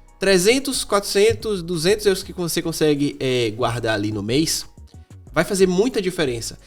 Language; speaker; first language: Portuguese; native; Portuguese